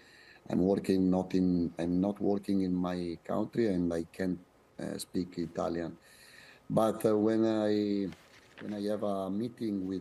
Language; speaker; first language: English; non-native, fluent; Italian